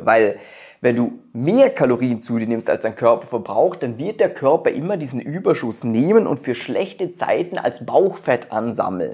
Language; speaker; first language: German; native; German